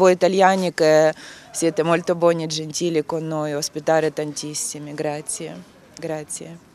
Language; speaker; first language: Italian; non-native, learner; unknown